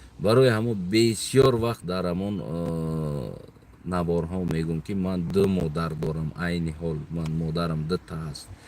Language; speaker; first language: Tajik; non-native, local second language; Uzbek